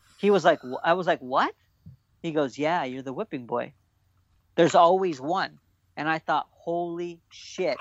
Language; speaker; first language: English; native; English